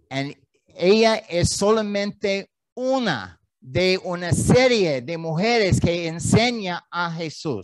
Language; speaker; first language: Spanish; non-native, learner; English